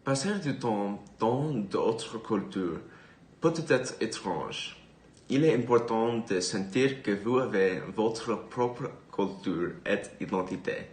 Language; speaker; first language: French; non-native, learner; English